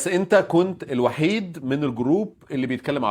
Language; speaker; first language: Arabic; native; Arabic